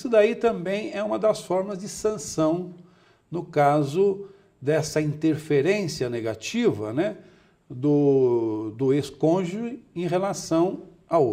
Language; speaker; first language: Portuguese; native; Portuguese